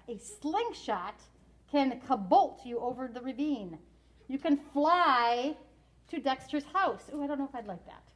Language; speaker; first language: English; native; English